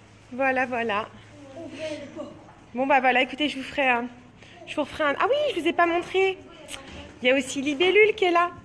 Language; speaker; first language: French; native; French